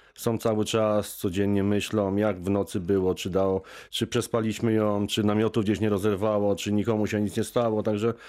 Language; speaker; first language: Polish; native; Polish